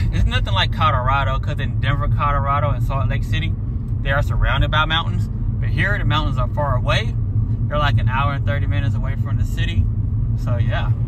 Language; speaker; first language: English; native; English